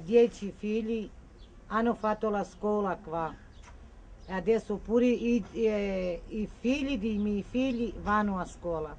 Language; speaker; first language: Italian; non-native, fluent; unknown